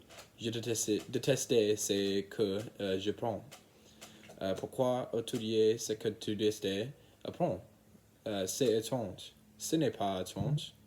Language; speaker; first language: French; non-native, learner; English